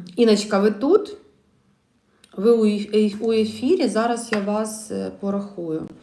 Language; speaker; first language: Ukrainian; non-native, local second language; Russian